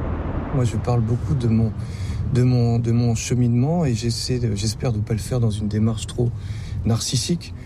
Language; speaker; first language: French; native; French